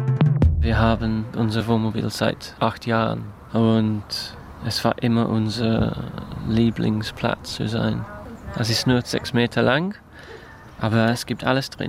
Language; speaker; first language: German; non-native, learner; English